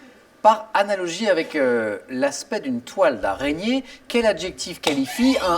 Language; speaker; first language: French; native; French